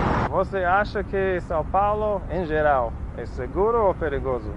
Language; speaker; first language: Portuguese; non-native, learner; English